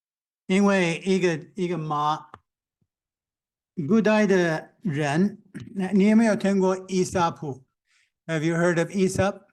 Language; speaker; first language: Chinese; non-native, fluent; English